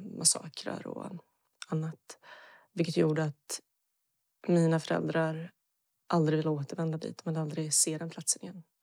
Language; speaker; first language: Swedish; early bilingual, other home language; Bosnian